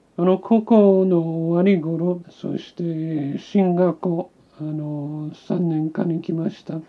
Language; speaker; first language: Japanese; non-native, local second language; English